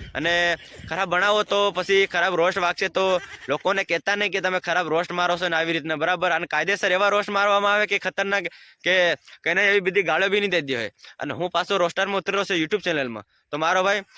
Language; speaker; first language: Gujarati; non-native, local second language; Bhili